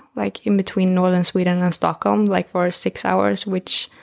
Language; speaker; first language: English; non-native, fluent; Swedish